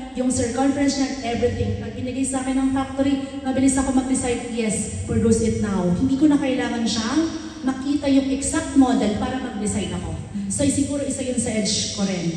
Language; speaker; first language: Filipino; non-native, local second language; Bikol